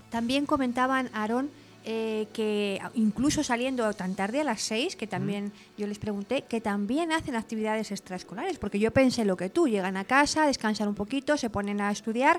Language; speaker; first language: Spanish; native; Spanish